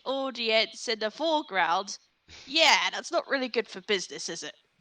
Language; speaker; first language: English; native; English